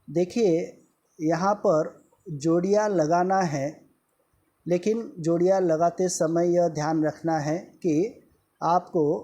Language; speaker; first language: Hindi; non-native, local second language; Marathi